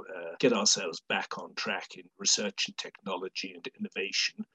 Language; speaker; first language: English; native; English